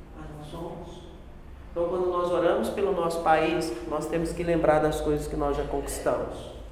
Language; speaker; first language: Portuguese; native; Portuguese